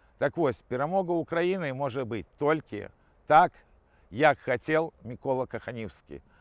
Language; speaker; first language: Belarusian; non-native, local second language; Russian